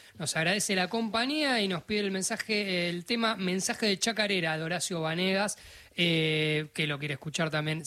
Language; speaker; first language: Spanish; native; Spanish